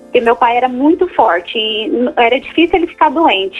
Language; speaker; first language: Portuguese; native; Portuguese